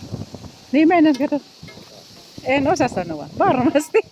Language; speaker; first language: Finnish; non-native, learner; Filipino